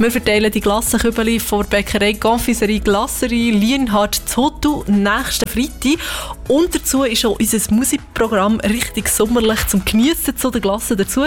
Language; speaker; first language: German; native; German